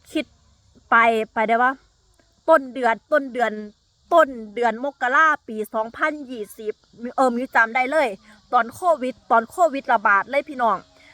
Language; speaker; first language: Thai; native; Thai